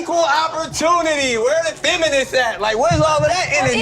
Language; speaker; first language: English; native; English